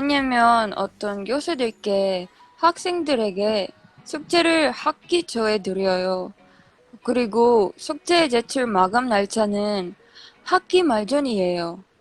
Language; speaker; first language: Korean; non-native, learner; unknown